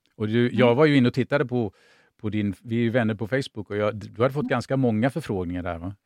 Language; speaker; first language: Swedish; native; Swedish